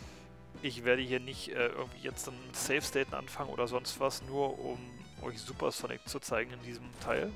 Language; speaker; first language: German; native; German